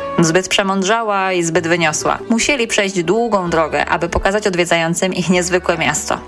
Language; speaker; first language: Polish; native; Polish